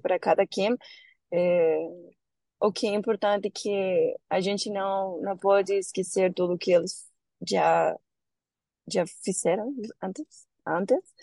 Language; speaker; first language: Portuguese; non-native, learner; Spanish